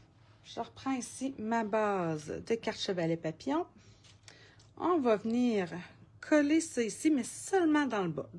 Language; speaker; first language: French; native; French